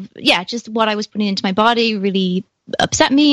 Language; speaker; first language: English; native; English